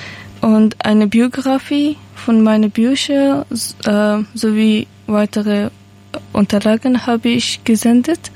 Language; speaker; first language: German; non-native, learner; Persian